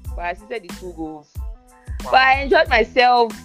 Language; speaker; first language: English; non-native, local second language; Yoruba